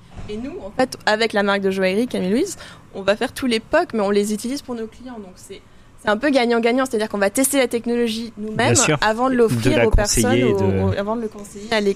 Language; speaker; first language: French; native; French